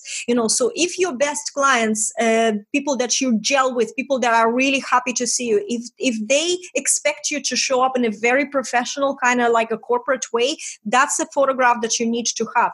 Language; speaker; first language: English; non-native, fluent; Estonian